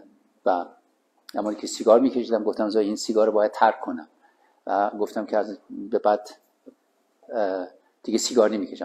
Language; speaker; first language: Persian; native; Persian